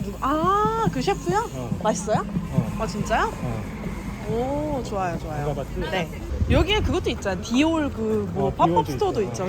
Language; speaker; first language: Korean; native; Korean